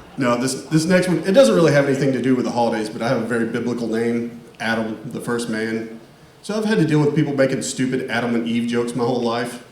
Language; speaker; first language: English; native; English